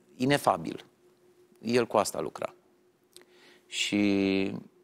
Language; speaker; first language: Romanian; native; Romanian